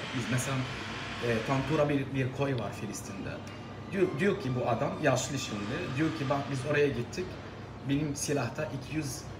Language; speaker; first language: Turkish; non-native, fluent; Arabic